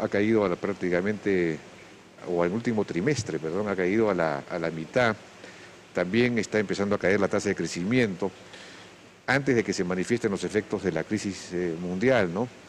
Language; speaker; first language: Spanish; native; Spanish